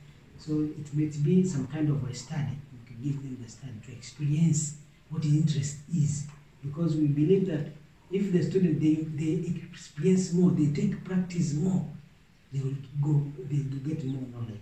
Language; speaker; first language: English; non-native, local second language; Swahili